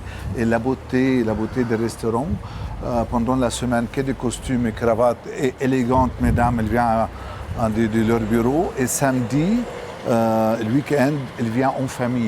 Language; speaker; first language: French; non-native, local second language; Arabic